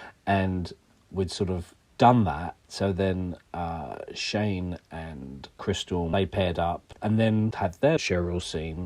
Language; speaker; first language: English; native; English